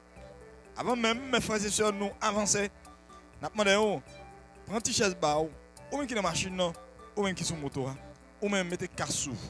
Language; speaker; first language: French; non-native, local second language; Haitian Creole